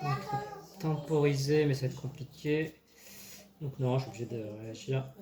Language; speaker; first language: French; native; French